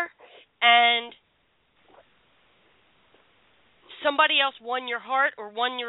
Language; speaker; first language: English; native; English